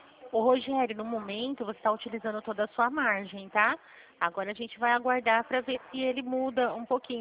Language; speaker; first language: Portuguese; native; Portuguese